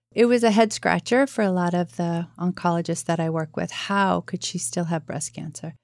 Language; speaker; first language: English; native; English